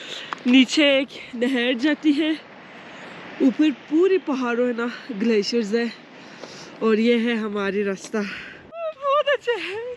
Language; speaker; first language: Hindi; non-native, fluent; Turkish